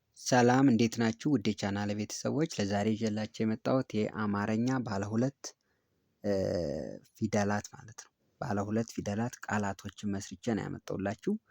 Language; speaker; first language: Amharic; native; Amharic